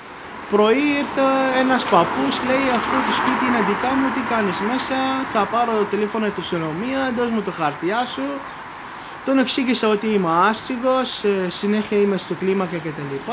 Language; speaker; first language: Greek; non-native, learner; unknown